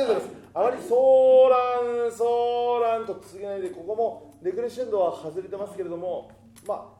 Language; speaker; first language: Japanese; native; Japanese